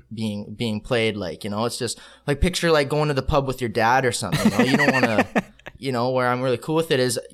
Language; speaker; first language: English; native; English